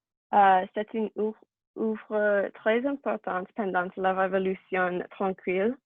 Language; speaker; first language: French; non-native, learner; English